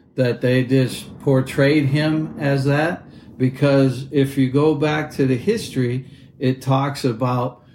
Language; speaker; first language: English; native; English